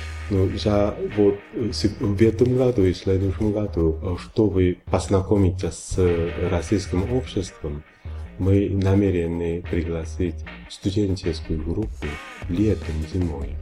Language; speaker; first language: Russian; non-native, fluent; Korean